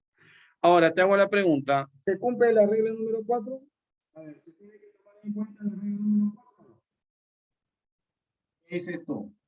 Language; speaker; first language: Spanish; native; Spanish